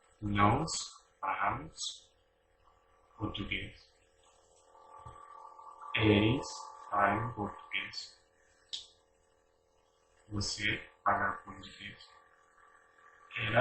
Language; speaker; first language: Portuguese; non-native, learner; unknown